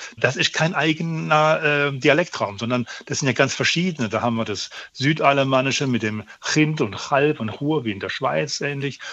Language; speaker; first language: German; native; German